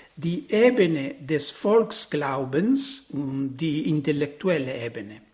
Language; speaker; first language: German; non-native, fluent; Italian